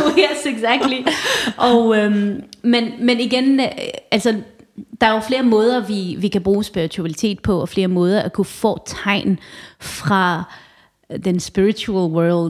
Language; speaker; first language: Danish; early bilingual, other home language; Arabic